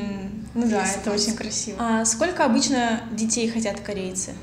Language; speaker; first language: Russian; native; Russian